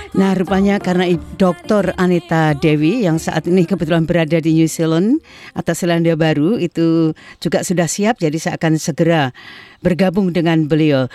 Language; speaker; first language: Indonesian; non-native, local second language; Javanese